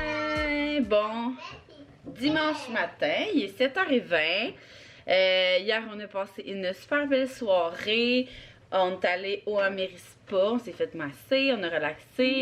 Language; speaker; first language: French; native; French